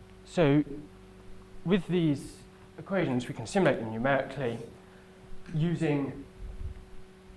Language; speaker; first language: English; native; English